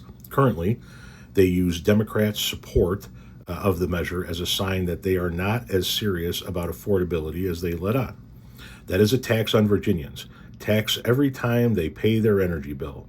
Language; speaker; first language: English; native; English